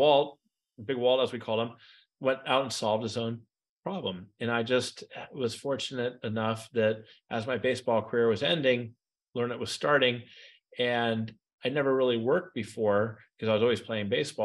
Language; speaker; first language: English; native; English